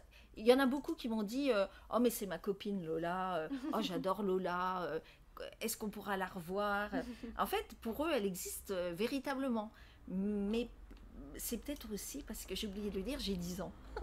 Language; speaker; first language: French; native; French